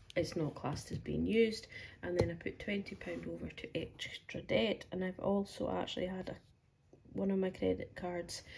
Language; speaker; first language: English; native; English